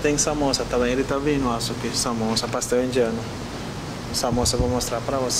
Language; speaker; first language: Portuguese; non-native, learner; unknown